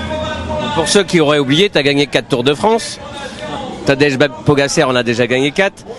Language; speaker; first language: French; native; French